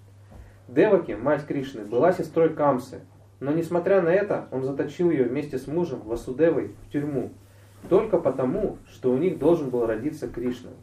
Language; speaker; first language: Russian; native; Russian